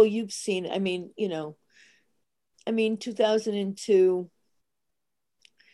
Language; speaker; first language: English; early bilingual, other home language; Italian